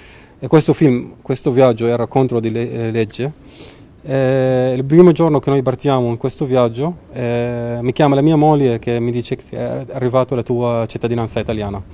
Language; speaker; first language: Italian; non-native, learner; Arabic